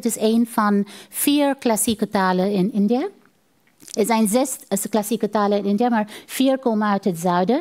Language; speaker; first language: Dutch; non-native, fluent; Tamil